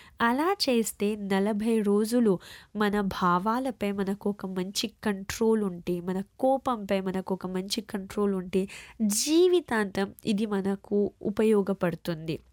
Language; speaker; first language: Telugu; early bilingual, heritage; Telugu